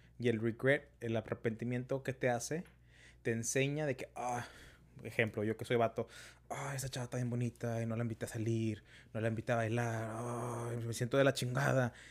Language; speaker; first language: Spanish; early bilingual, heritage; Spanish